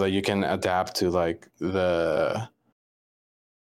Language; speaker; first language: English; non-native, fluent; Spanish